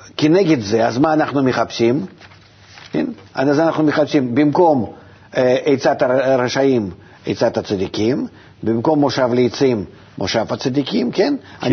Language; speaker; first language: Hebrew; non-native, fluent; Russian